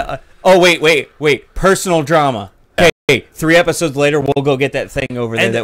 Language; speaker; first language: English; native; English